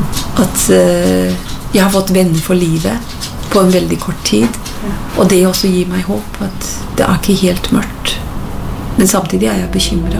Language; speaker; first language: Norwegian; non-native, fluent; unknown